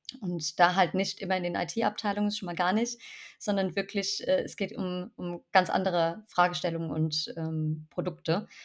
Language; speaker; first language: German; native; German